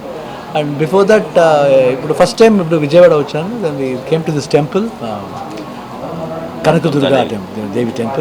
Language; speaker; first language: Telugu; non-native, learner; Kannada